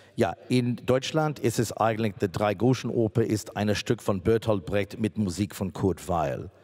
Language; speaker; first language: German; non-native, fluent; English